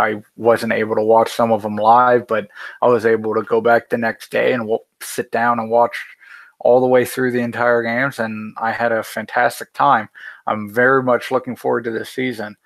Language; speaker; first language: English; native; English